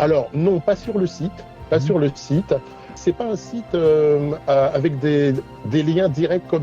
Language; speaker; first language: French; native; French